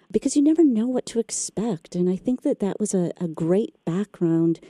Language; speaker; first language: English; native; English